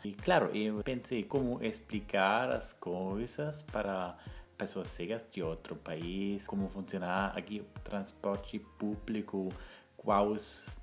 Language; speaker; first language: Portuguese; non-native, fluent; German